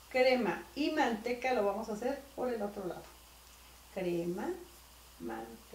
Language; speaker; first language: Spanish; native; Spanish